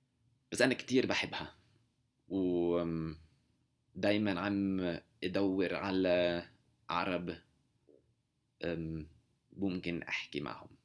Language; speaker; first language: Arabic; non-native, learner; English